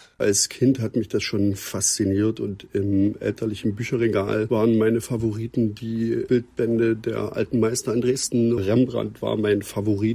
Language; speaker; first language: German; native; German